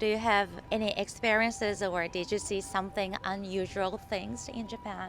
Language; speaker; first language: English; non-native, learner; Japanese